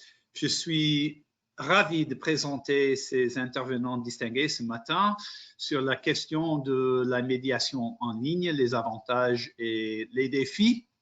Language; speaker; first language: French; non-native, fluent; English